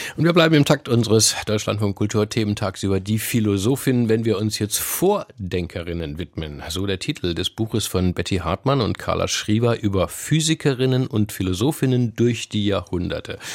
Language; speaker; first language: German; native; German